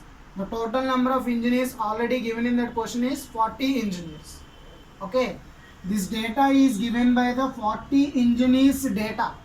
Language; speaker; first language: English; non-native, local second language; Telugu